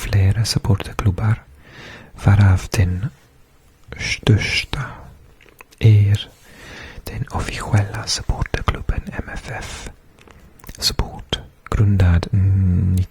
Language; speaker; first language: Swedish; non-native, fluent; English